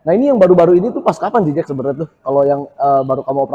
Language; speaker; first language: Indonesian; native; Indonesian